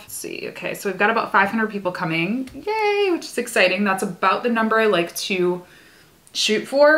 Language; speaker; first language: English; native; English